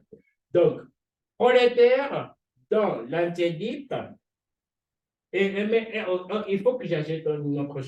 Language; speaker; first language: French; non-native, fluent; Japanese